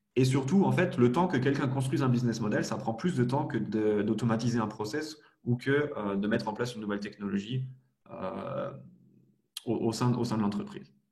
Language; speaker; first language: French; native; French